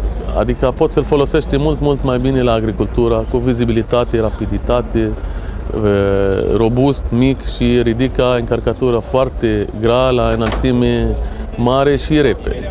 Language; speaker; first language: Romanian; non-native, fluent; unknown